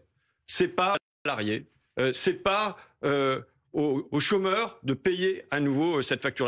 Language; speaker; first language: French; native; French